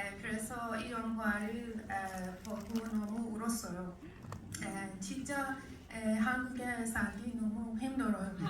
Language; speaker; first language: Korean; non-native, learner; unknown